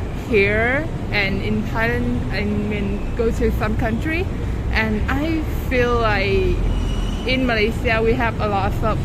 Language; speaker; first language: English; non-native, fluent; Vietnamese